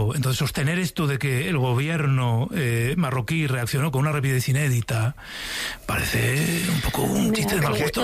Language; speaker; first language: Spanish; native; Spanish